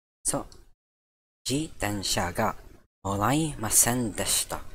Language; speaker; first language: Japanese; non-native, learner; English